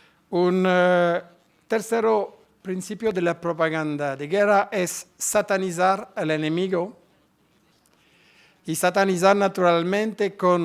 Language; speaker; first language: Spanish; non-native, fluent; French